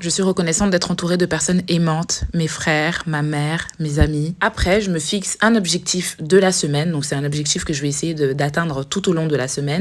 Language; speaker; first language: French; native; French